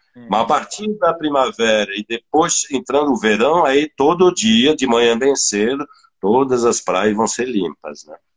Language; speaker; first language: Portuguese; non-native, fluent; French